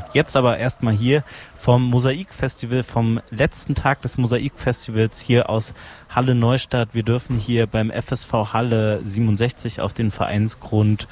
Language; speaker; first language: German; native; German